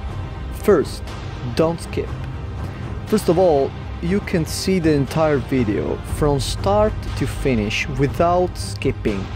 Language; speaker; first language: English; non-native, fluent; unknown